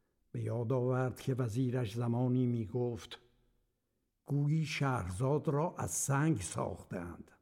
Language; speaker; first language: Persian; native; Persian